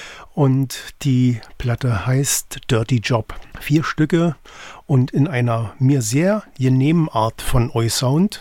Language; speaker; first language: German; native; German